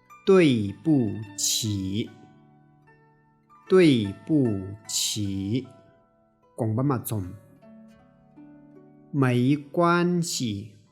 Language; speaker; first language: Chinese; non-native, fluent; Tibetan